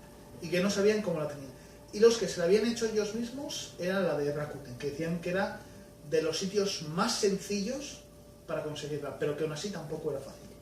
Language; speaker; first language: Spanish; native; Spanish